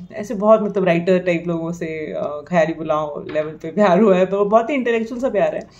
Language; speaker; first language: Hindi; native; Hindi